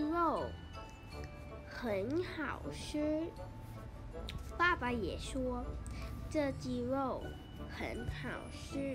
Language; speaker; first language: Chinese; non-native, learner; English